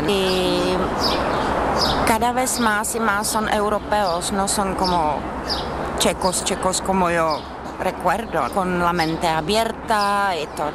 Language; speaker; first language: Spanish; non-native, fluent; Czech